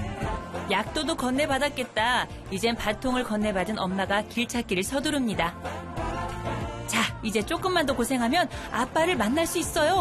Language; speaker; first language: Korean; native; Korean